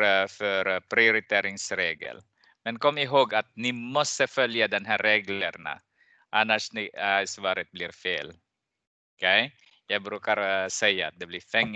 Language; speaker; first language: Swedish; non-native, fluent; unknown